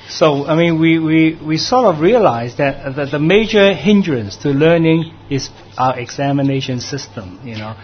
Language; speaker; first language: English; non-native, local second language; Cantonese